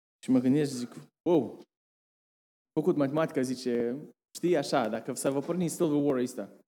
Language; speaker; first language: Romanian; early bilingual, heritage; Romanian